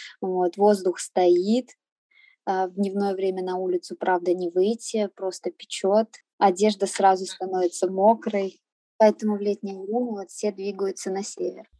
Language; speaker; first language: Russian; native; Russian